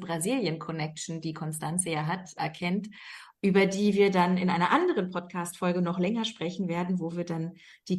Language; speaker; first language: German; native; German